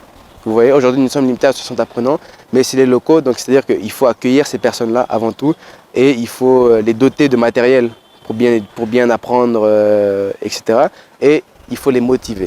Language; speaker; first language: French; non-native, local second language; Lingala